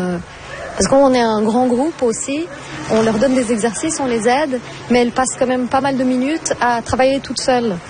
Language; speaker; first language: French; non-native, fluent; Portuguese